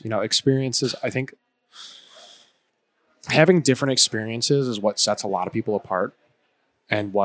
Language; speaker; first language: English; native; English